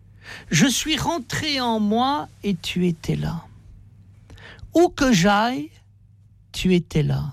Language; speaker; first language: French; native; French